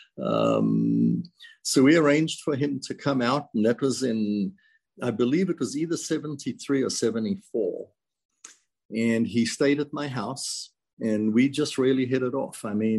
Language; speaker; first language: English; native; English